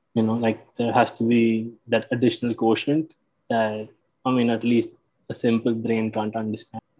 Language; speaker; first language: English; non-native, local second language; Hindi